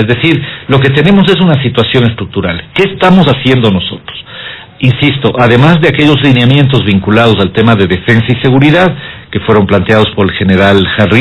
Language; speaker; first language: Spanish; native; Spanish